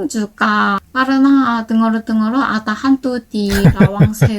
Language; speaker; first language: Indonesian; non-native, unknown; Korean